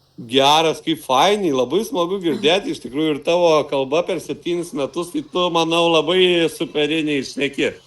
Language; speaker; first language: Lithuanian; native; Lithuanian